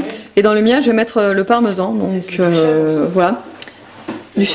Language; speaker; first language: French; native; French